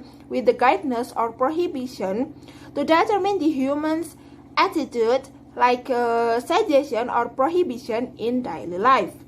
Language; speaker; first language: English; non-native, learner; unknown